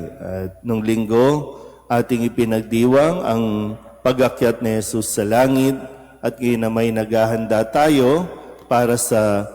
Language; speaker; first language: Filipino; native; Filipino